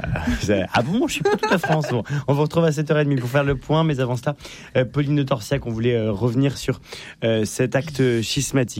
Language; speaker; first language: French; native; French